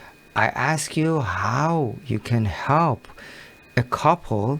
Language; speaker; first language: English; non-native, learner; Persian